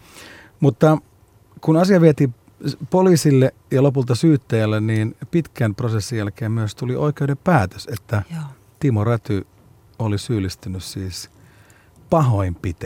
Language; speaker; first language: Finnish; native; Finnish